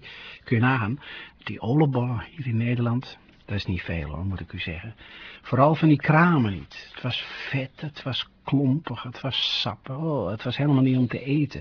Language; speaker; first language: Dutch; native; Dutch